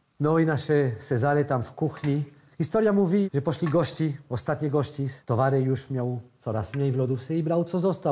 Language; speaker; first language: Polish; non-native, learner; French